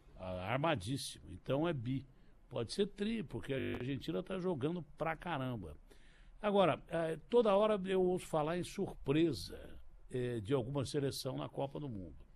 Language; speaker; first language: Portuguese; native; Portuguese